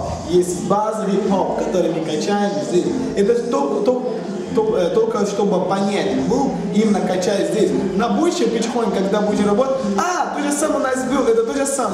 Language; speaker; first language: Russian; non-native, learner; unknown